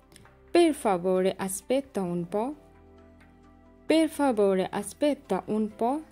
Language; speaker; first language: Italian; non-native, learner; Bangla